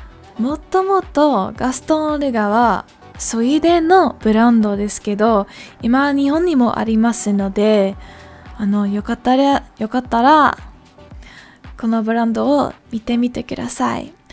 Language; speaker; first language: Japanese; non-native, learner; Dutch